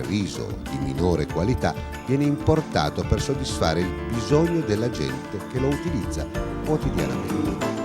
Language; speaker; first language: Italian; native; Italian